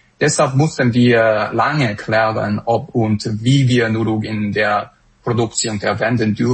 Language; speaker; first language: German; non-native, fluent; Korean